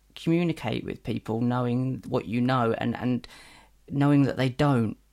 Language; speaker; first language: English; native; English